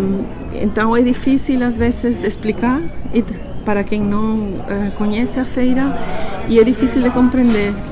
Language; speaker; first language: Portuguese; non-native, fluent; Spanish